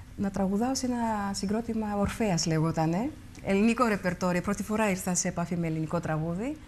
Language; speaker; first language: Greek; early bilingual, heritage; Greek